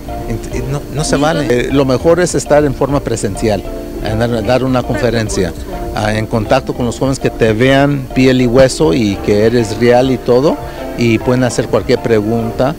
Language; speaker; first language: Spanish; early bilingual, heritage; Spanish